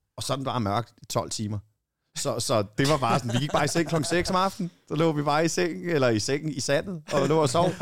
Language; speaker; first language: Danish; native; Danish